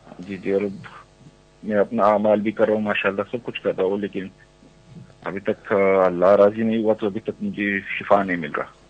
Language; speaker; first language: Urdu; non-native, local second language; Punjabi